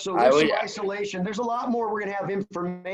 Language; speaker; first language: English; native; English